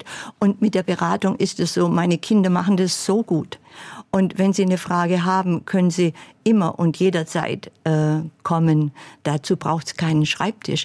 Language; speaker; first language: German; native; German